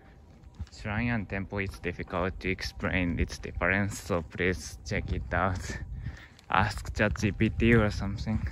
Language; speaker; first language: English; non-native, learner; Japanese